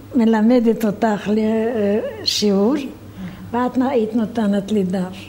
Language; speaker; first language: Hebrew; non-native, fluent; Romanian